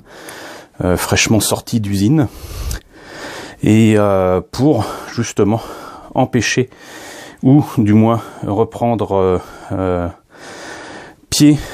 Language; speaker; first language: French; native; French